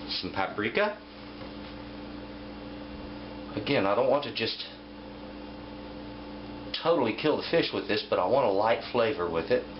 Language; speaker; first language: English; native; English